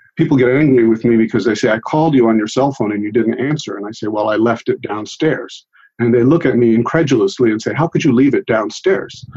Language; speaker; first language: English; early bilingual, other home language; Italian